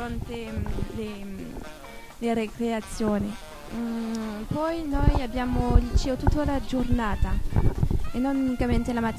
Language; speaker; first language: Italian; non-native, learner; French